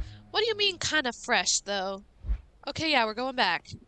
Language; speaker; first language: English; native; English